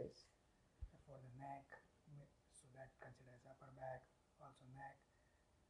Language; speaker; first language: English; non-native, local second language; Gujarati